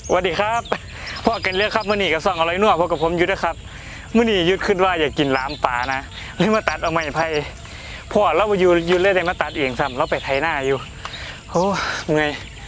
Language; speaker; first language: Thai; native; Thai